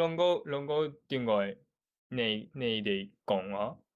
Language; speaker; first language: Chinese; non-native, learner; Japanese